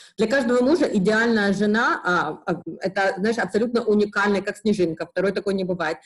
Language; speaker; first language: Russian; native; Russian